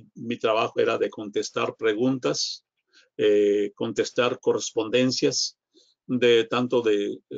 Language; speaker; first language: Spanish; non-native, fluent; English